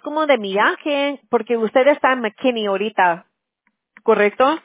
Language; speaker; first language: Spanish; early bilingual, heritage; Spanish